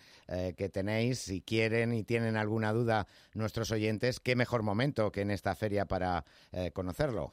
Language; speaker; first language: Spanish; native; Spanish